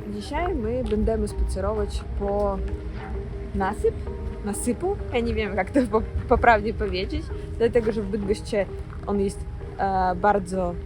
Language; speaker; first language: Polish; non-native, learner; Russian